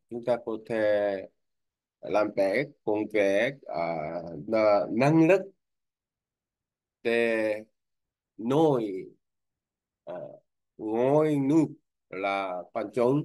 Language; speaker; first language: Vietnamese; non-native, learner; Korean